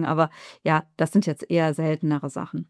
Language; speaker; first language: German; native; German